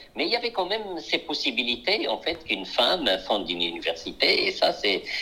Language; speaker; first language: French; non-native, local second language; Arabic